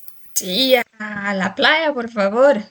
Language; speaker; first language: Spanish; non-native, learner; French